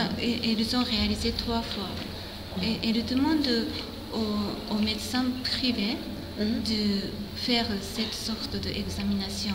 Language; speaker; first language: French; non-native, fluent; Japanese